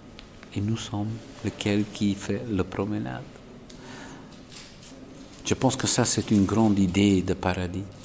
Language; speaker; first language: French; non-native, local second language; Dutch